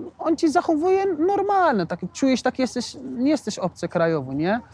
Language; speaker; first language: Polish; non-native, learner; Arabic